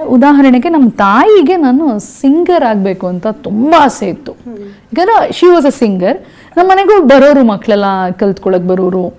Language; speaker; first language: Kannada; native; Kannada